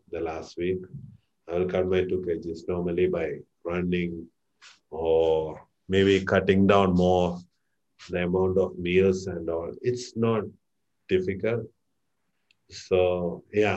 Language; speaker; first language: English; non-native, local second language; Malayalam